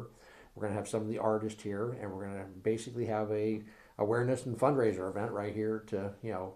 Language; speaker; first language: English; native; English